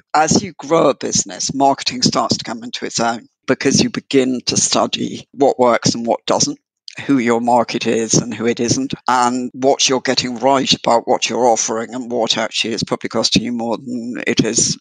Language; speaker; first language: English; native; English